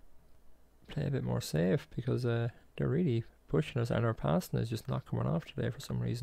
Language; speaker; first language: English; native; English